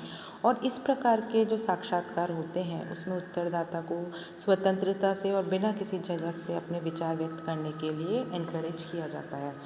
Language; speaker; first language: Hindi; native; Hindi